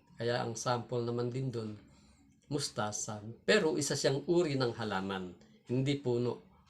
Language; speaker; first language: Filipino; non-native, local second language; Cebuano